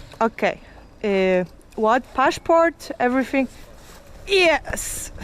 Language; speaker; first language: English; non-native, learner; Polish